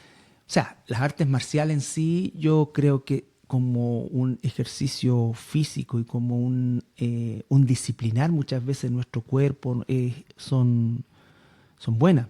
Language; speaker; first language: Spanish; native; Spanish